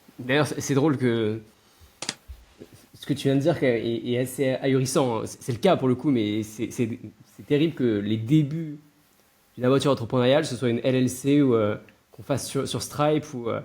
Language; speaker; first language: French; native; French